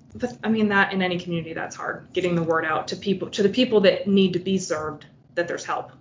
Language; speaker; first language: English; native; English